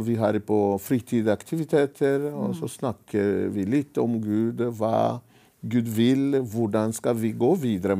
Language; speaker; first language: Norwegian; non-native, fluent; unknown